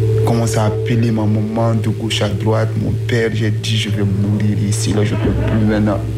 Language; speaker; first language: French; non-native, local second language; Susu